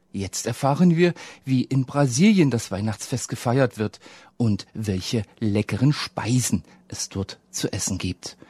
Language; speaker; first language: German; native; German